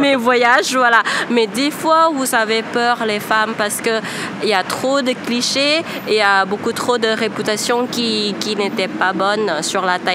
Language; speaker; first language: French; non-native, fluent; Thai